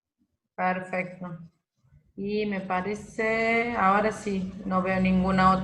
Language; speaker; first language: Spanish; native; Spanish